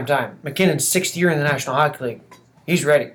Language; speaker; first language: English; native; English